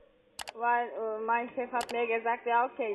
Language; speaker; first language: German; non-native, learner; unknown